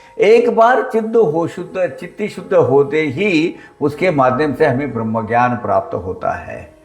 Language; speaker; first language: Hindi; non-native, local second language; Marathi